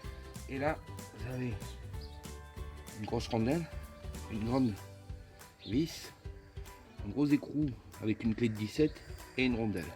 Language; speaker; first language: French; native; French